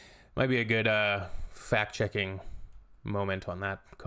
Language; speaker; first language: English; native; English